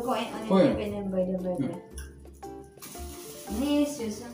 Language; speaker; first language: Turkish; non-native, learner; Filipino